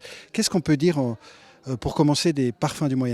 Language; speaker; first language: French; native; French